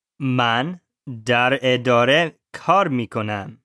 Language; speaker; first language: Persian; non-native, learner; English